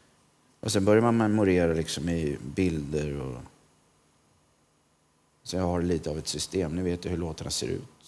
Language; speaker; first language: Swedish; native; Swedish